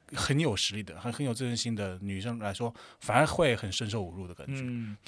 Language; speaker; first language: Chinese; non-native, fluent; Korean